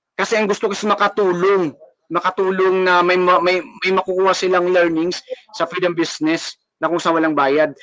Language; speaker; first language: Filipino; native; Filipino